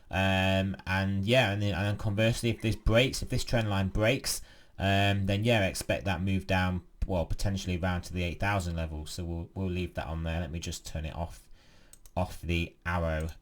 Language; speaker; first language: English; native; English